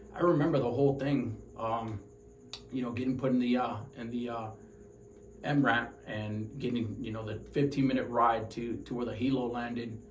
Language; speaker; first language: English; native; English